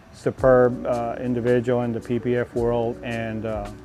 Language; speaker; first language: English; native; English